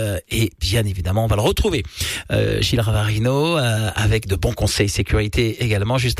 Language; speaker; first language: French; native; French